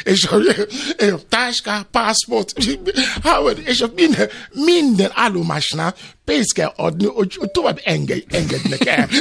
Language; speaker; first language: Hungarian; non-native, learner; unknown